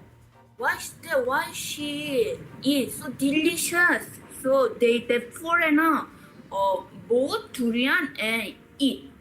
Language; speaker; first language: English; non-native, learner; Korean